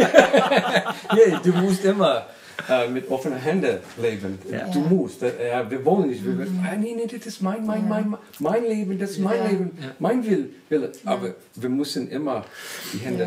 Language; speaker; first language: German; non-native, learner; English